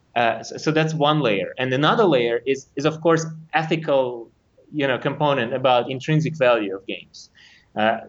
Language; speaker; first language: English; non-native, fluent; Russian